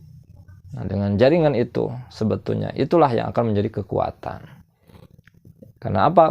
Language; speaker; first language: Indonesian; non-native, local second language; Sundanese